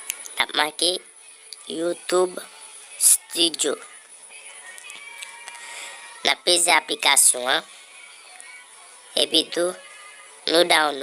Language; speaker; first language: French; non-native, learner; Haitian Creole